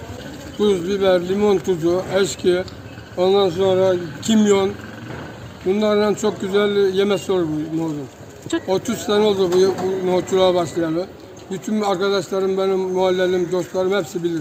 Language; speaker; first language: Turkish; native; Turkish